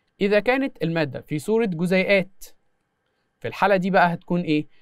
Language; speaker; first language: Arabic; native; Arabic